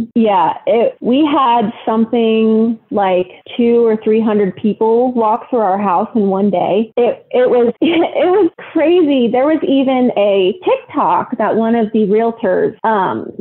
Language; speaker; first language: English; native; English